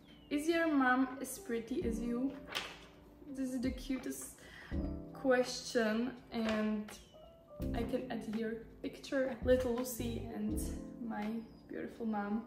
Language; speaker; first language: English; non-native, fluent; Slovak